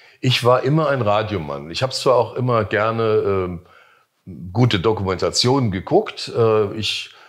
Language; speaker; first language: German; native; German